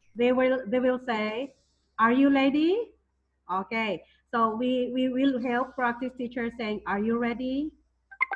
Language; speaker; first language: English; non-native, fluent; Thai